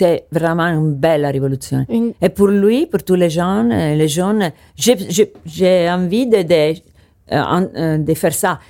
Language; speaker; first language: French; non-native, learner; Italian